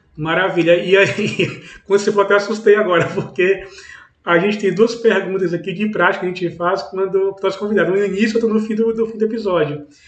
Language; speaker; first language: Portuguese; native; Portuguese